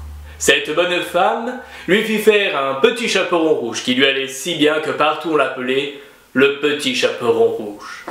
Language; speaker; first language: French; native; French